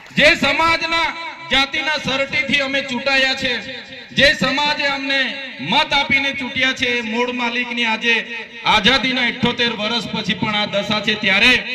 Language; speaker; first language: Gujarati; non-native, local second language; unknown